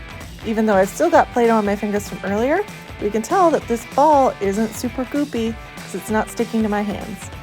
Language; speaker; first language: English; native; English